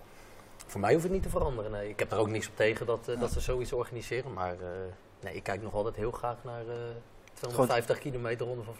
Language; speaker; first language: Dutch; native; Dutch